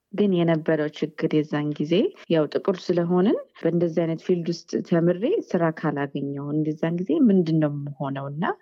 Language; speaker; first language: Amharic; early bilingual, heritage; Amharic